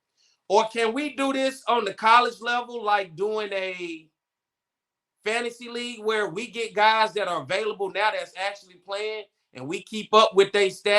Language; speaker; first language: English; native; English